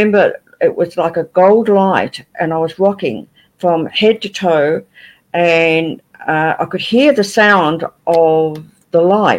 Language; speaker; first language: English; native; English